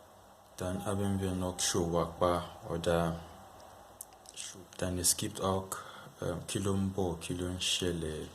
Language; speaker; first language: German; non-native, fluent; Yoruba